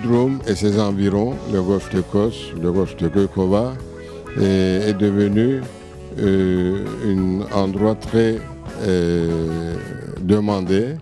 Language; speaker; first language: French; non-native, fluent; Turkish